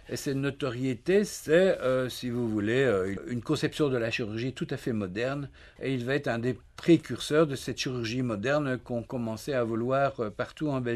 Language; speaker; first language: French; native; French